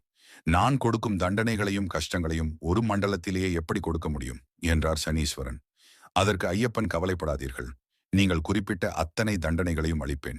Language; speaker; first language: Tamil; native; Tamil